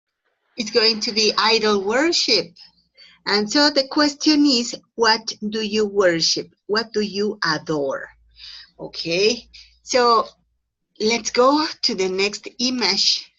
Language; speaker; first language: English; non-native, fluent; Spanish